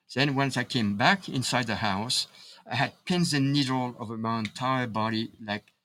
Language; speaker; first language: English; non-native, fluent; French